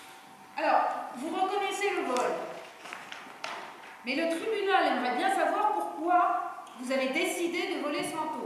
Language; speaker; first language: French; native; French